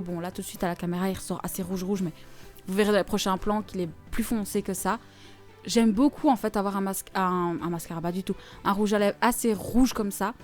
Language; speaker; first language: French; native; French